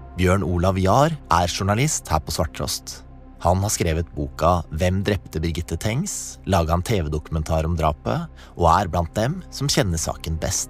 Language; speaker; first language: Norwegian; native; Norwegian